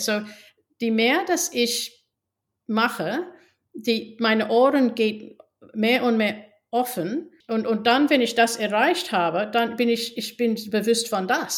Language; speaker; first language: German; non-native, fluent; English